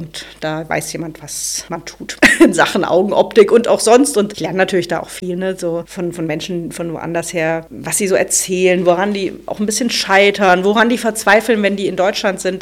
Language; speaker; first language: German; native; German